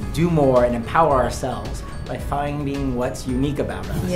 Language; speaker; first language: English; native; English